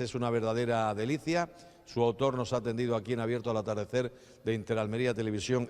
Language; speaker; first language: Spanish; native; Spanish